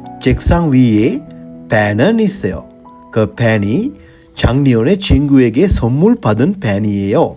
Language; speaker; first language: Korean; non-native, fluent; Sinhala